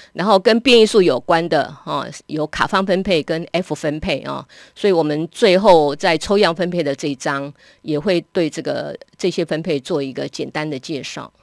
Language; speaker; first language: Chinese; native; Chinese